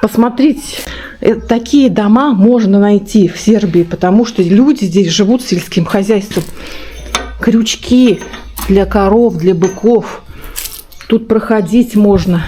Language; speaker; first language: Russian; native; Russian